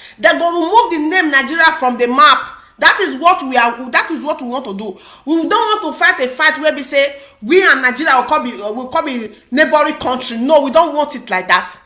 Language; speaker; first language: Nigerian Pidgin; non-native, local second language; Igbo